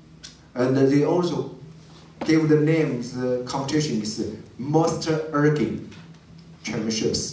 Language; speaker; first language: English; non-native, learner; Chinese